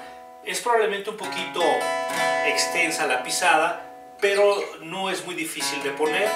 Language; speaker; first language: Spanish; native; Spanish